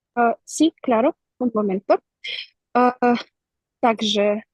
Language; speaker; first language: Spanish; non-native, learner; Russian